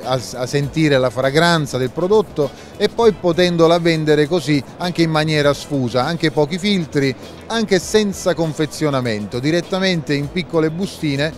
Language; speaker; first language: Italian; native; Italian